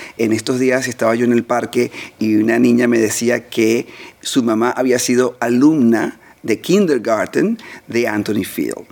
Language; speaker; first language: Spanish; native; Spanish